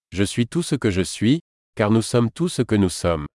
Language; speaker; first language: French; native; French